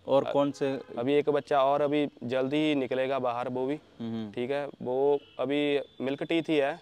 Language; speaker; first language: Hindi; native; Hindi